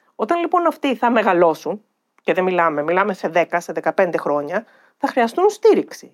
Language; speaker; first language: Greek; native; Greek